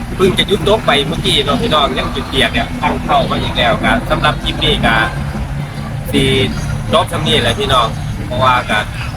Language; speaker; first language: Thai; native; Thai